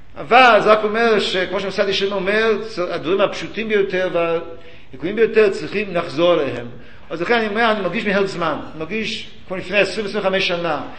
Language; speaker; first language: Hebrew; early bilingual, other home language; English